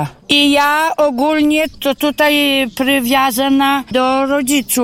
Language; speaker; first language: Polish; non-native, local second language; Ukrainian